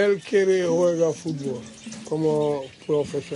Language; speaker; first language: Spanish; non-native, learner; Wolof